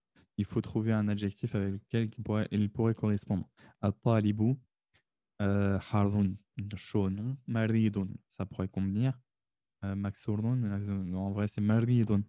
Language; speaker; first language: French; native; French